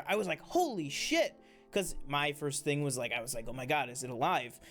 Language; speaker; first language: English; native; English